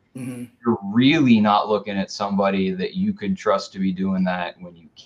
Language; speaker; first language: English; native; English